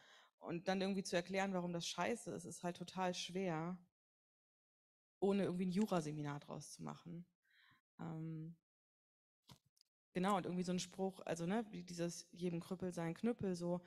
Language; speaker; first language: German; native; German